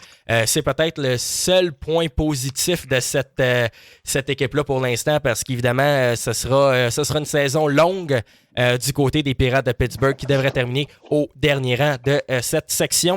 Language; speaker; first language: French; native; French